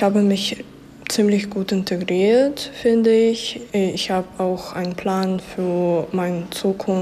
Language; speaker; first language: German; early bilingual, other home language; Ukrainian